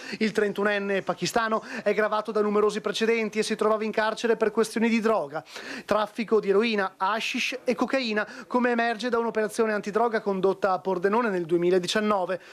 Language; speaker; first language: Italian; native; Italian